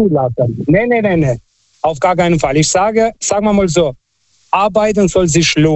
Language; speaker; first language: German; non-native, fluent; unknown